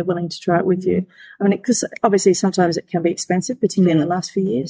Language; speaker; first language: English; native; English